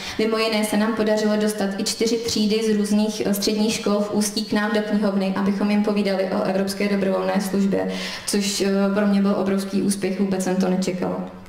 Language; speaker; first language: Czech; native; Czech